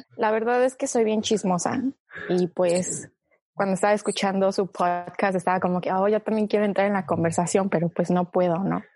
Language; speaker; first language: Spanish; early bilingual, other home language; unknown